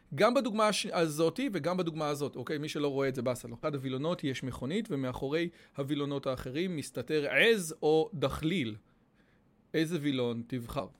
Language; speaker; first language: Hebrew; native; Hebrew